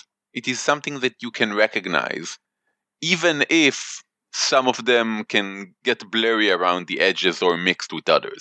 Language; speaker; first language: English; non-native, fluent; Hebrew